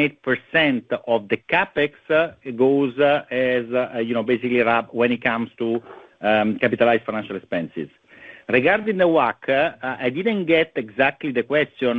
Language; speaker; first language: English; non-native, fluent; Italian